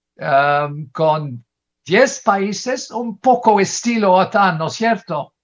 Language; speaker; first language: Spanish; non-native, fluent; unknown